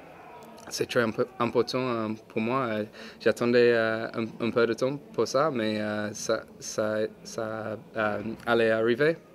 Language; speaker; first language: French; non-native, fluent; English